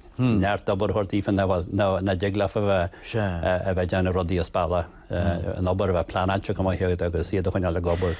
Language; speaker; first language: Irish; native; Irish